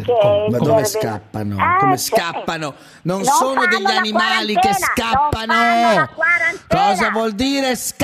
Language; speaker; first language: Italian; native; Italian